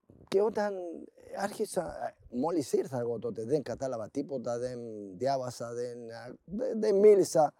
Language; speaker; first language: Greek; non-native, fluent; Spanish